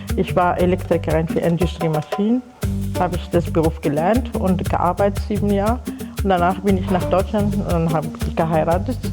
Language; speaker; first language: German; non-native, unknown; Arabic